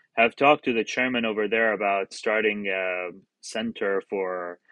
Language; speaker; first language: English; non-native, fluent; Arabic